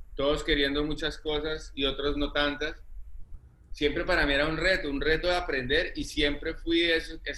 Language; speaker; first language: Spanish; native; Spanish